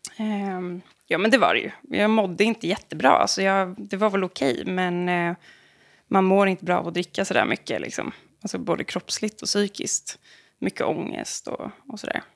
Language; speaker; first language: Swedish; native; Swedish